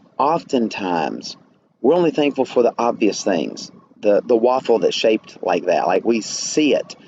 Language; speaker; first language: English; native; English